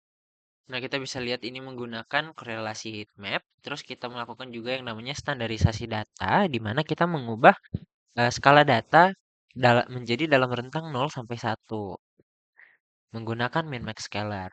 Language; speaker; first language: Indonesian; native; Indonesian